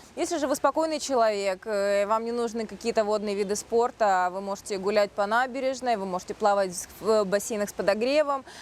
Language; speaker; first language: Russian; native; Russian